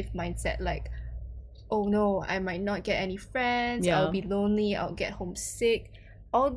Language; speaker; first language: English; non-native, local second language; Chinese